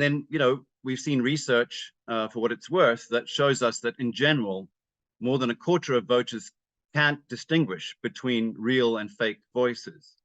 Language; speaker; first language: English; native; English